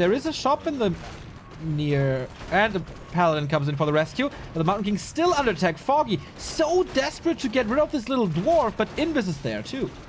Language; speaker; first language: English; non-native, fluent; German